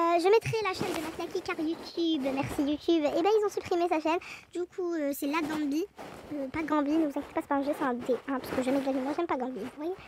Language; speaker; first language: French; native; French